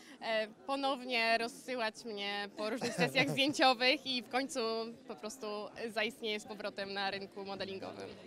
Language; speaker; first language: Polish; native; Polish